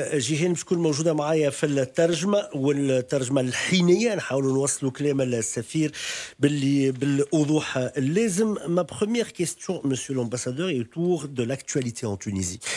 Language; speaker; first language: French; non-native, local second language; Arabic